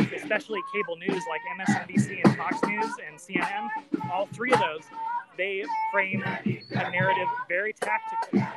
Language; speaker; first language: English; native; English